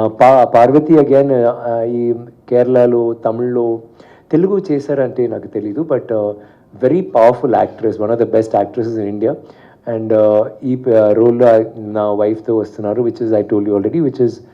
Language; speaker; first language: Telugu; non-native, learner; Tamil